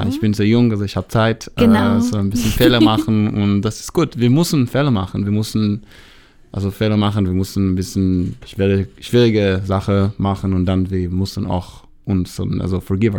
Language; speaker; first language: German; non-native, learner; Hebrew